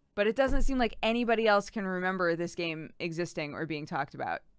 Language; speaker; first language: English; native; English